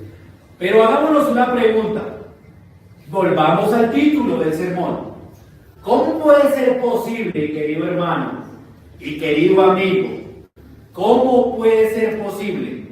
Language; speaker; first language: Spanish; native; Spanish